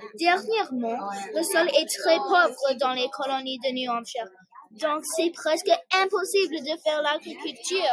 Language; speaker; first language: French; non-native, learner; English